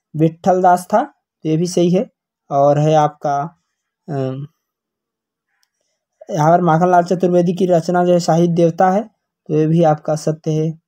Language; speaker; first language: Hindi; native; Hindi